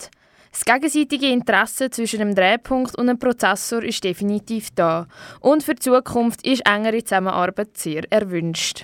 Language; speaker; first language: German; native; German